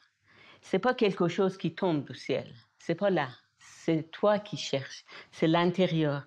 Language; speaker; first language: French; non-native, fluent; Persian